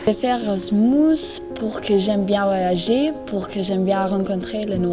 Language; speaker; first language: French; non-native, learner; Croatian